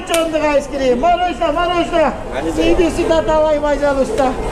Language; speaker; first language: Korean; non-native, learner; Turkish